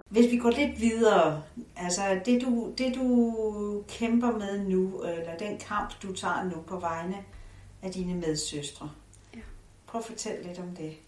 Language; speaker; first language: Danish; native; Danish